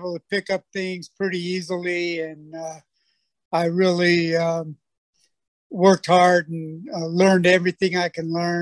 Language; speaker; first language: English; native; English